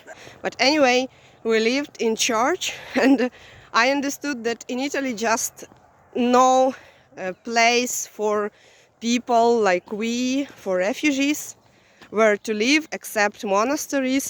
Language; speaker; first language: English; non-native, fluent; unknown